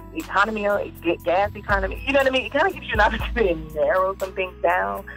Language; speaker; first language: English; native; English